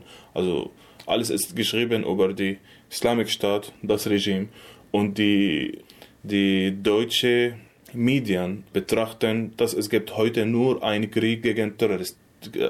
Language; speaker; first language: German; non-native, learner; Arabic